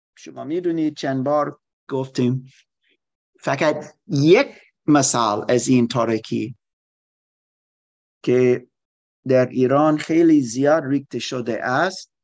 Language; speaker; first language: Persian; non-native, learner; German